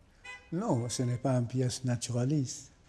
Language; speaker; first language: French; non-native, fluent; English